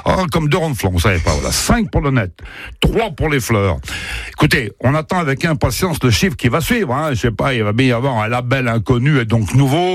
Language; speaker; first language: French; native; French